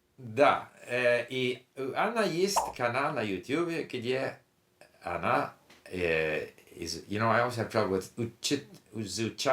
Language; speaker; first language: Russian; non-native, learner; English